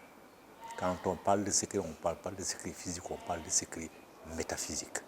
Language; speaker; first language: French; non-native, local second language; Bambara